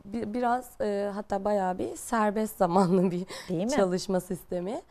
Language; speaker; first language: Turkish; native; Turkish